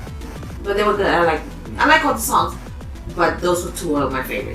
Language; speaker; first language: English; native; English